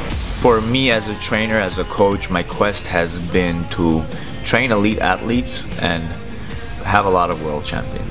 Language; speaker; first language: English; early bilingual, other home language; Armenian